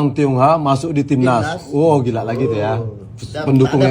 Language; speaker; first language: Indonesian; native; Indonesian